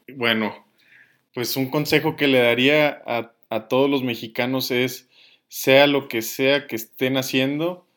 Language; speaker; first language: Spanish; native; Spanish